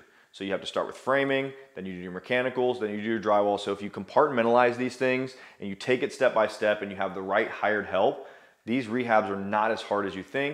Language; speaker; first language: English; native; English